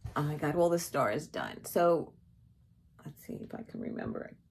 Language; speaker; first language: English; native; English